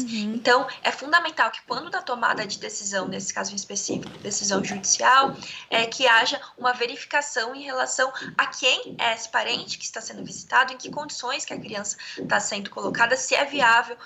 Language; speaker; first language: Portuguese; native; Portuguese